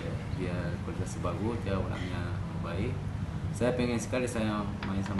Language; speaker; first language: Indonesian; non-native, fluent; Korean